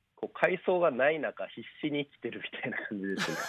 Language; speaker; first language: Japanese; native; Japanese